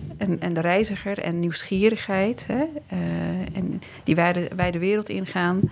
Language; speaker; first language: Dutch; early bilingual, other home language; Riffian